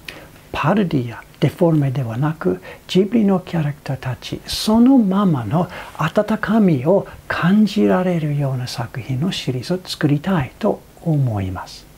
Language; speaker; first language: Japanese; non-native, fluent; English